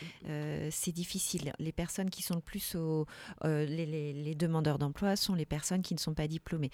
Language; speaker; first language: French; native; French